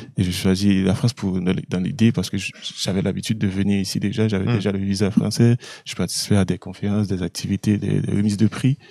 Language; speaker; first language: French; non-native, local second language; Haitian Creole